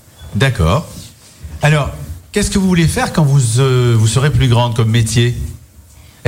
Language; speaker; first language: French; native; French